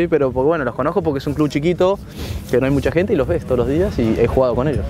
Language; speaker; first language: Spanish; native; Spanish